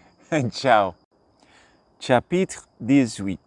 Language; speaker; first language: French; non-native, learner; English